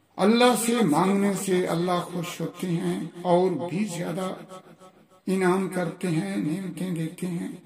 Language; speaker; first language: Urdu; non-native, local second language; Punjabi